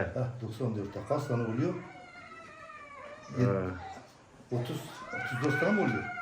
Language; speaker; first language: Turkish; non-native, local second language; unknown